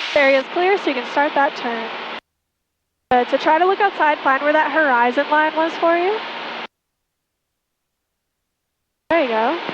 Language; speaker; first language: English; native; English